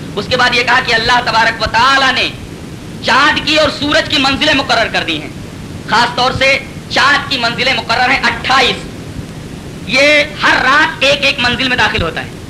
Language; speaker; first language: Urdu; native; Urdu